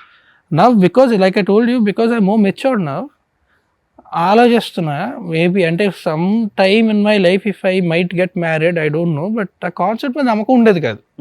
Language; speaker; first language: Telugu; native; Telugu